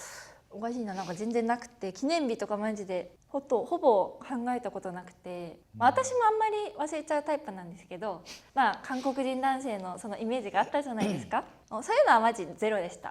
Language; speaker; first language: Japanese; native; Japanese